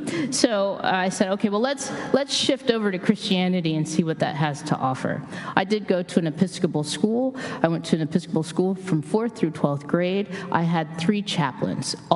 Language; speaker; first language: English; native; English